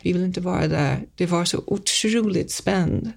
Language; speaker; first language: Swedish; non-native, fluent; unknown